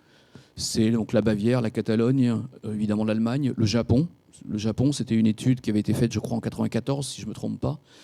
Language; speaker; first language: French; native; French